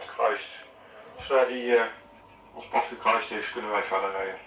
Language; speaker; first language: Dutch; native; Dutch